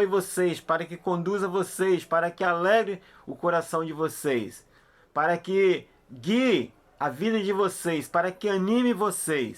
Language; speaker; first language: Portuguese; native; Portuguese